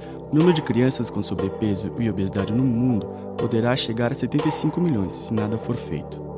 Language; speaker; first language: Portuguese; native; Portuguese